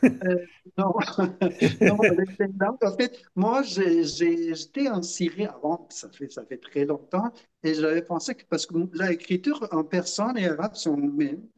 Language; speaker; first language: French; non-native, fluent; Persian